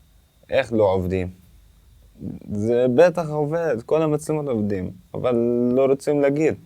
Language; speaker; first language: Hebrew; non-native, local second language; Arabic